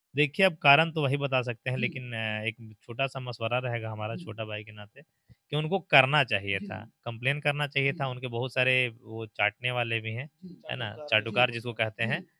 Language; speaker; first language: Hindi; native; Hindi